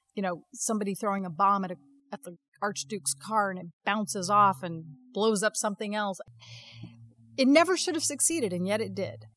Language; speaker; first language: English; native; English